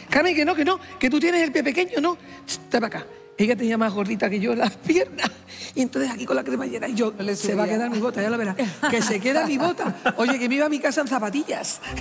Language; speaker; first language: Spanish; native; Spanish